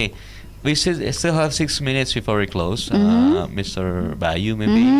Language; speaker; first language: English; non-native, learner; Indonesian